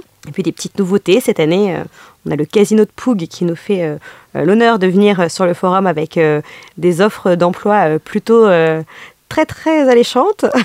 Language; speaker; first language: French; native; French